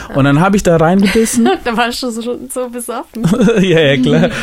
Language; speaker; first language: German; non-native, fluent; Indonesian